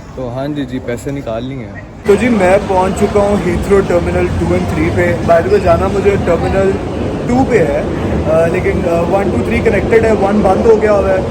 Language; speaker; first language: Urdu; non-native, local second language; Punjabi